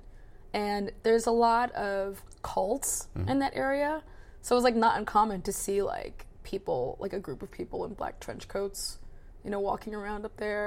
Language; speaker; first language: English; native; English